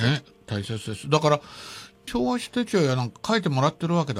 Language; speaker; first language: Japanese; native; Japanese